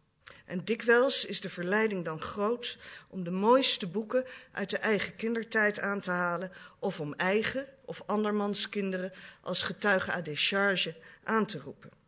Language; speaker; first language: Dutch; native; Dutch